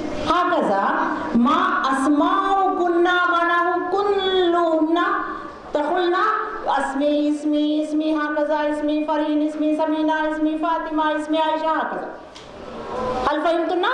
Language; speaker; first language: Arabic; non-native, learner; Urdu